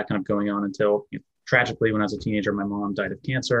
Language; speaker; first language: English; native; English